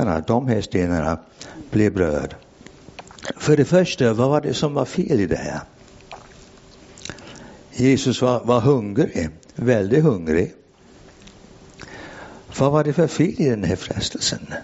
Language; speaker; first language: Swedish; non-native, fluent; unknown